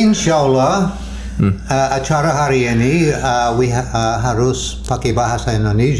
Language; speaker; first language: Indonesian; non-native, fluent; English